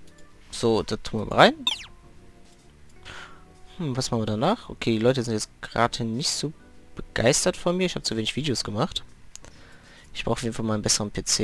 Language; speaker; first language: German; native; German